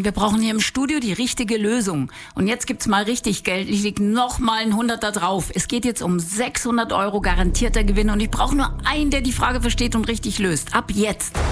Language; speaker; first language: German; native; German